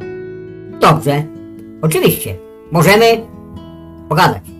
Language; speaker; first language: Polish; native; Polish